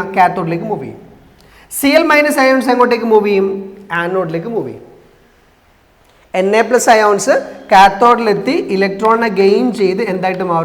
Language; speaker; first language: Malayalam; native; Malayalam